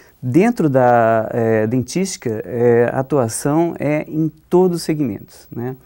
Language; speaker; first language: Portuguese; native; Portuguese